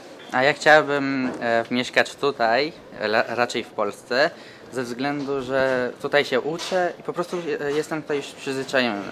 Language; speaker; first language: Polish; early bilingual, other home language; Turkish